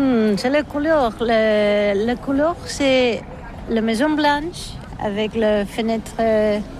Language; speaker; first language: French; non-native, learner; Catalan